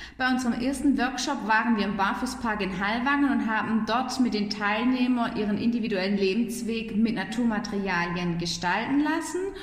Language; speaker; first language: German; native; German